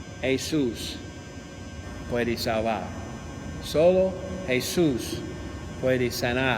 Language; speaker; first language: Spanish; non-native, learner; English